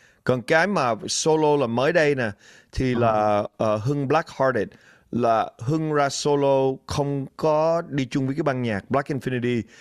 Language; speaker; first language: Vietnamese; early bilingual, other home language; English